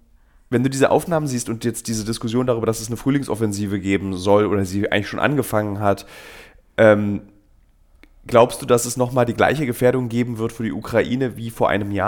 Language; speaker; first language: German; native; German